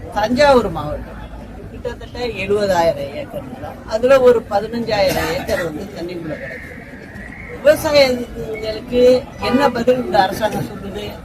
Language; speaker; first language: Tamil; native; Tamil